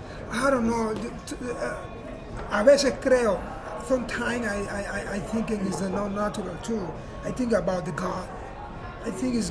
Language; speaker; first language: English; non-native, learner; Spanish